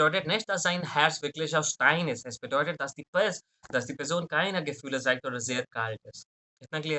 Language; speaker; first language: German; non-native, fluent; Hindi